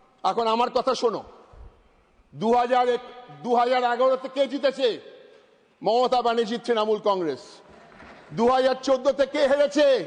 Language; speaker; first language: Bangla; non-native, local second language; English